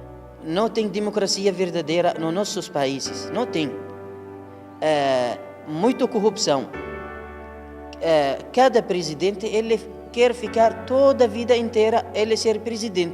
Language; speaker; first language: Portuguese; non-native, learner; Arabic